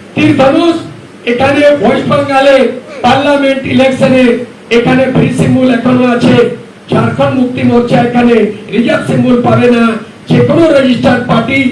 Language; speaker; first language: Bangla; non-native, local second language; Santali